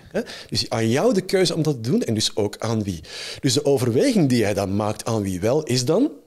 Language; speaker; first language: Dutch; native; Dutch